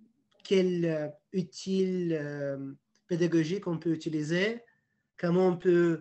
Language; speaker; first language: French; non-native, fluent; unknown